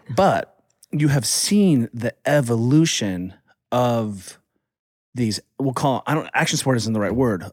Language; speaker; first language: English; early bilingual, other home language; German